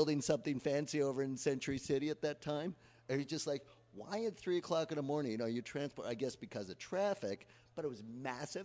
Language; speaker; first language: English; native; English